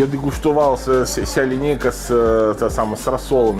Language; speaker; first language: Ukrainian; non-native, learner; Italian